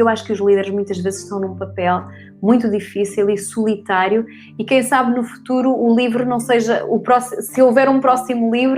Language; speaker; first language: Portuguese; native; Portuguese